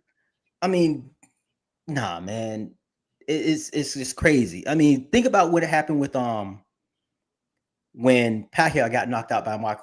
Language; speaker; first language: English; native; English